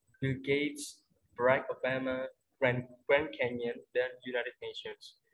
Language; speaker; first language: English; non-native, fluent; Indonesian